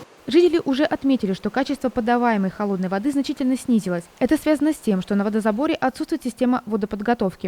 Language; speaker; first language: Russian; native; Russian